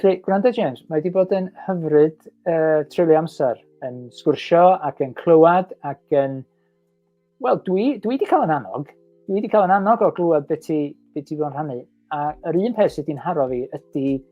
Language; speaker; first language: Welsh; native; Welsh